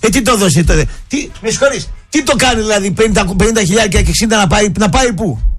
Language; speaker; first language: Greek; native; Greek